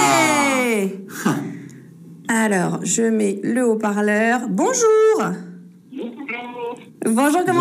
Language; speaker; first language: French; native; French